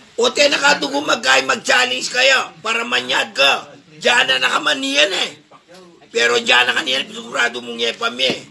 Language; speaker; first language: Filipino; non-native, local second language; Pampanga